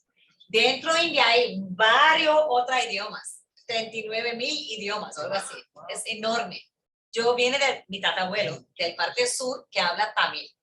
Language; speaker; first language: Spanish; early bilingual, heritage; English